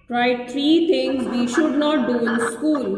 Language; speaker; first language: English; non-native, local second language; Hindi